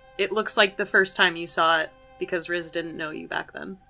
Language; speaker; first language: English; native; English